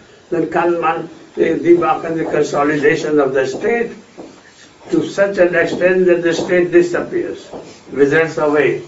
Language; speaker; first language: English; non-native, local second language; Hindi